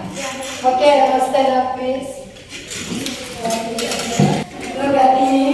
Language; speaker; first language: English; non-native, learner; Indonesian